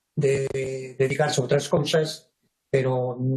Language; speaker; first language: Galician; non-native, local second language; Spanish